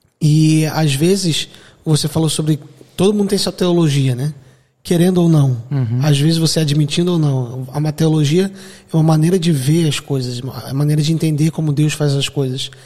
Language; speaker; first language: Portuguese; native; Portuguese